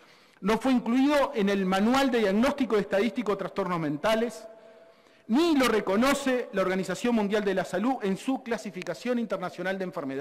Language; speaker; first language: Spanish; native; Spanish